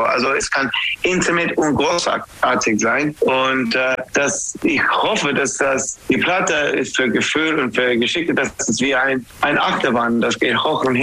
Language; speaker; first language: German; non-native, fluent; English